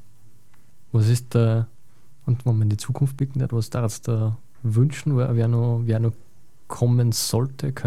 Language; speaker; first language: German; native; German